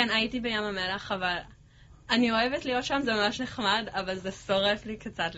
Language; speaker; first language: Hebrew; early bilingual, heritage; English